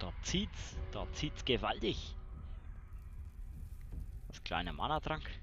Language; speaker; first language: German; native; German